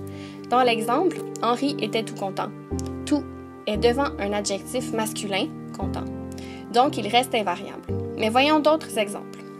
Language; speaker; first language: French; native; French